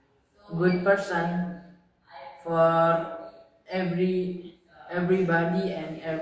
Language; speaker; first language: English; non-native, learner; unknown